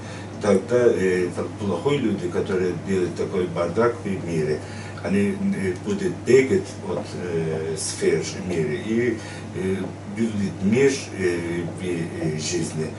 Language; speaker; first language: Russian; non-native, learner; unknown